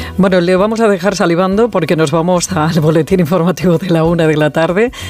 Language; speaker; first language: Spanish; native; Spanish